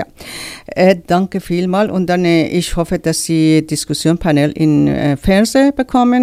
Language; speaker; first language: German; non-native, learner; Persian